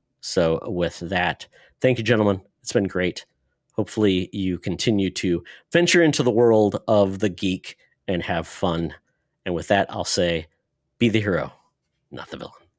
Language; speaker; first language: English; native; English